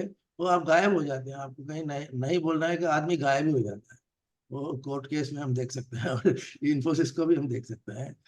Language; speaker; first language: Hindi; non-native, local second language; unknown